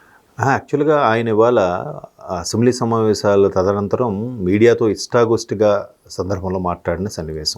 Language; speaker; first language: Telugu; native; Telugu